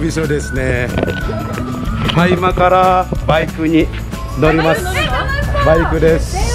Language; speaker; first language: Japanese; non-native, fluent; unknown